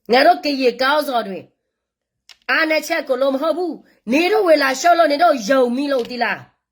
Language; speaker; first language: Burmese; non-native, local second language; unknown